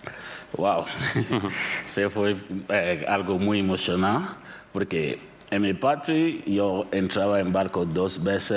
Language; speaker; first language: Spanish; non-native, learner; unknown